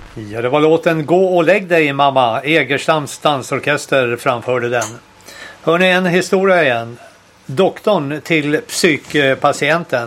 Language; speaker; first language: Swedish; native; Swedish